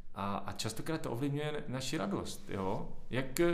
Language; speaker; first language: Czech; native; Czech